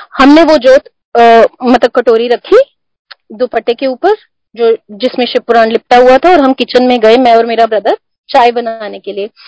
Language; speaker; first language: Hindi; non-native, local second language; Punjabi